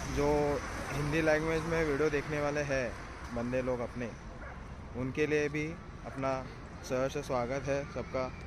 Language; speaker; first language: Hindi; non-native, local second language; Marathi